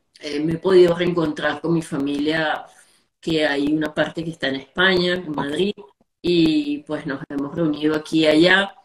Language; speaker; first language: Spanish; native; Spanish